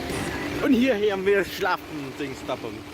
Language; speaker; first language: German; early bilingual, other home language; Vietnamese